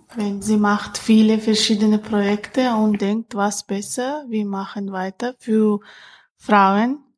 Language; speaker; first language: German; non-native, learner; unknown